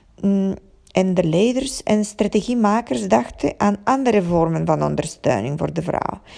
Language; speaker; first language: Dutch; non-native, fluent; Bulgarian